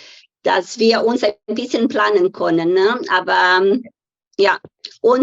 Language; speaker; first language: German; non-native, fluent; Portuguese